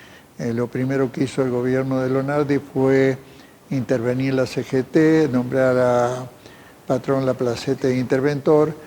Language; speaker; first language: Spanish; native; Spanish